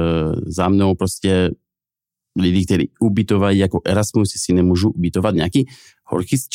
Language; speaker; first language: Czech; non-native, fluent; French